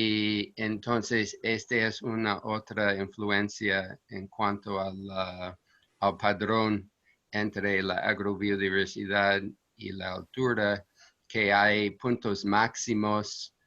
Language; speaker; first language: Spanish; non-native, fluent; English